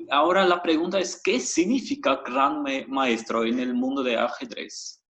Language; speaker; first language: Spanish; non-native, fluent; German